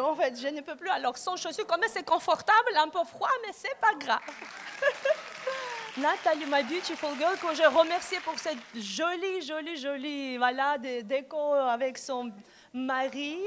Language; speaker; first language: French; non-native, learner; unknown